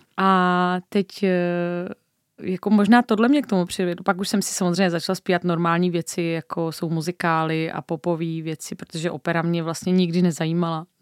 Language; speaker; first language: Czech; native; Czech